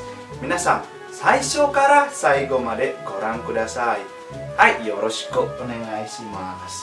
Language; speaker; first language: Japanese; non-native, learner; Indonesian